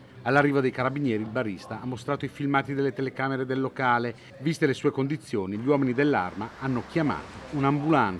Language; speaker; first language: Italian; native; Italian